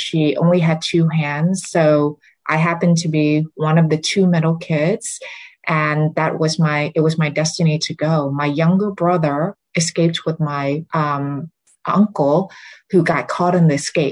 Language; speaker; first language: English; early bilingual, other home language; Vietnamese